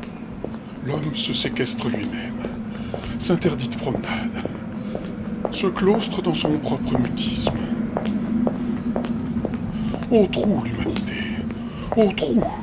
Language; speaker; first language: French; native; French